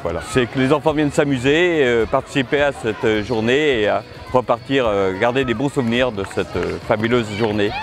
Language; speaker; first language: French; native; French